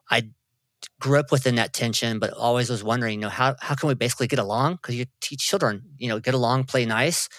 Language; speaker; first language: English; native; English